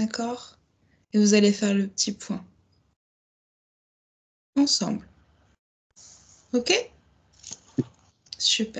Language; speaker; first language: French; native; French